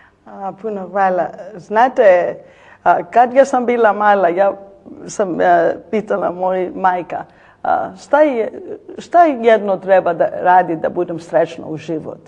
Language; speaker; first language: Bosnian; non-native, learner; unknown